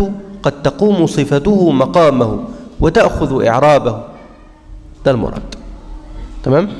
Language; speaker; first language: Arabic; native; Arabic